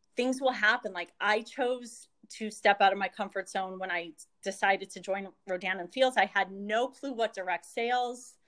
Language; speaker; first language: English; native; English